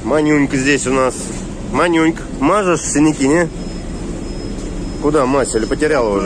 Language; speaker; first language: Russian; native; Russian